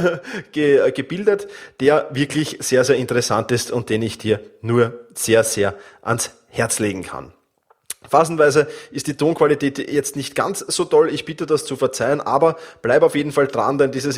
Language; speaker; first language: German; native; German